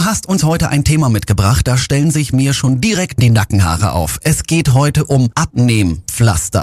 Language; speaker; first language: German; native; German